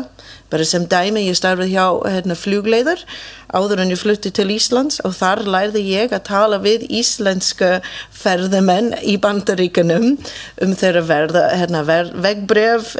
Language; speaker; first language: Icelandic; non-native, fluent; English